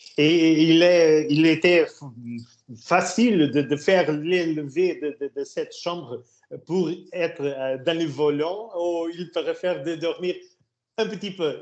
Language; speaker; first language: French; non-native, learner; Portuguese